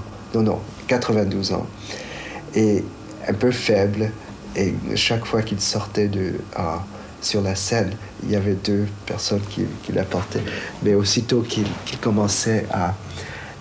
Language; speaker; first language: French; non-native, fluent; Chinese